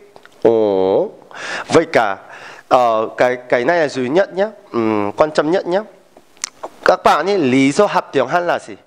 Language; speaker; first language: Vietnamese; non-native, fluent; Korean